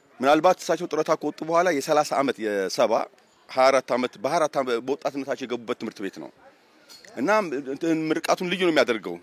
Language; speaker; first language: Amharic; native; Amharic